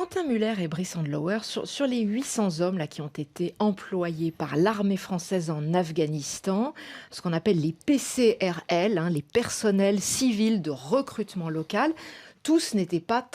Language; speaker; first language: French; native; French